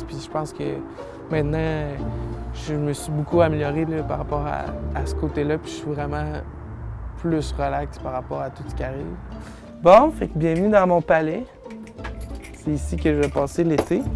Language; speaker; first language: French; native; French